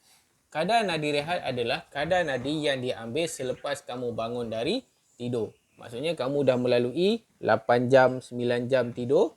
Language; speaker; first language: Malay; native; Malay